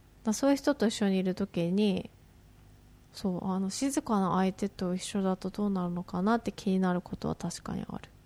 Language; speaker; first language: Japanese; native; Japanese